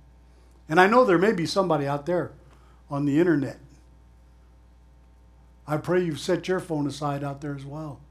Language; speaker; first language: English; native; English